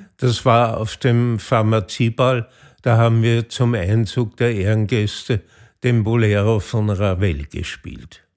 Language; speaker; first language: German; native; German